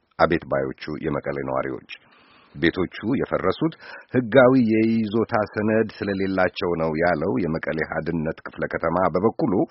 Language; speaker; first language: Amharic; native; Amharic